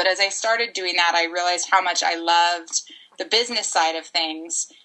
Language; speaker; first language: English; native; English